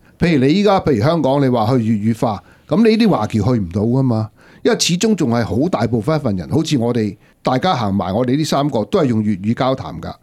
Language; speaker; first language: Cantonese; non-native, local second language; Wu Chinese